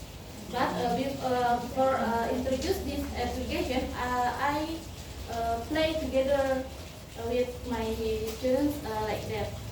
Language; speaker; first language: English; non-native, learner; Indonesian